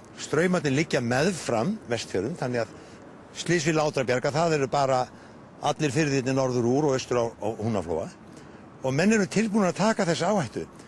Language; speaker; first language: Icelandic; native; Icelandic